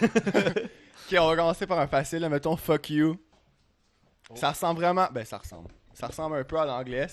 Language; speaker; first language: French; native; French